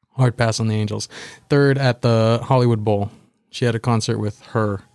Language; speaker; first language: English; native; English